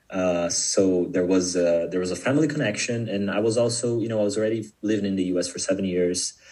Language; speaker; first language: English; non-native, fluent; Portuguese